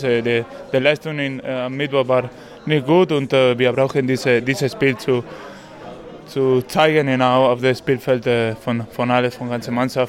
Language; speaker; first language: German; non-native, learner; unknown